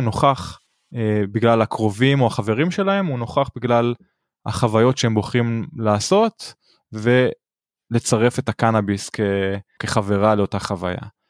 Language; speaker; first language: Hebrew; native; Hebrew